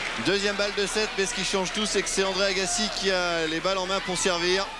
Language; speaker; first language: French; native; French